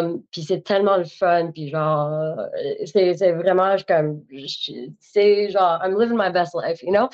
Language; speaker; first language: French; native; French